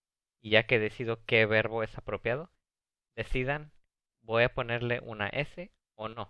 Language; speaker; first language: Spanish; early bilingual, other home language; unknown